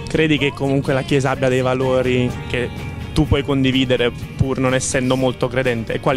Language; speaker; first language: Italian; native; Italian